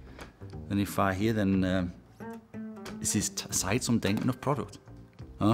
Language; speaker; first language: German; non-native, fluent; English